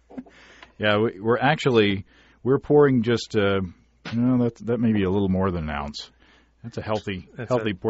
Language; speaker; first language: English; native; English